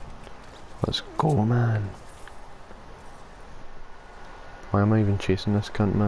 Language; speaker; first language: English; native; English